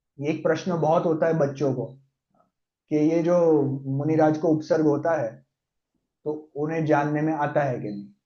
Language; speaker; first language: Hindi; non-native, local second language; Gujarati